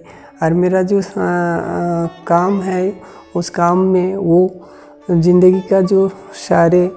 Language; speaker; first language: Hindi; non-native, local second language; Bangla